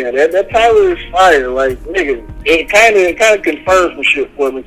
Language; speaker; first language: English; native; English